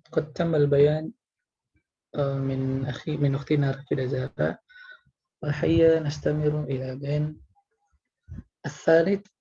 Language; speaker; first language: Arabic; non-native, learner; Indonesian